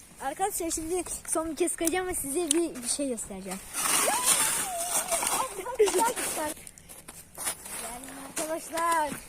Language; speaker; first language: Turkish; native; Turkish